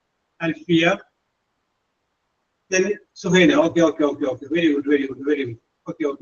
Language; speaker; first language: English; non-native, fluent; Malayalam